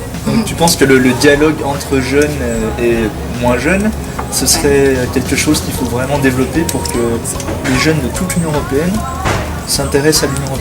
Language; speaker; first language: French; native; French